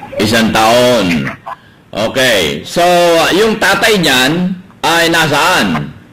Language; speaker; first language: Filipino; native; Filipino